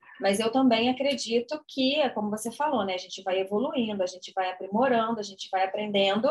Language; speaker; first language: Portuguese; native; Portuguese